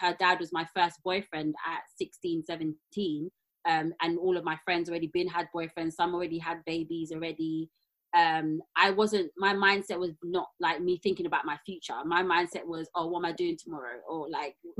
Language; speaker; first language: English; native; English